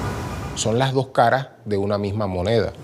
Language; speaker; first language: Spanish; native; Spanish